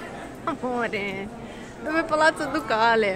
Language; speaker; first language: Italian; non-native, learner; Russian